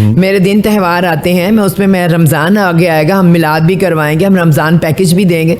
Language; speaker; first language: Urdu; non-native, local second language; Punjabi